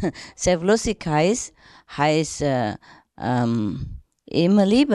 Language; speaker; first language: German; non-native, learner; Vietnamese